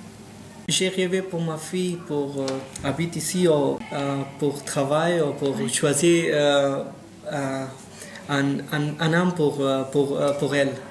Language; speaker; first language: French; non-native, learner; Pashto